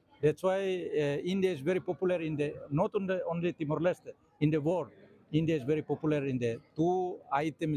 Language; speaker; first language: English; non-native, learner; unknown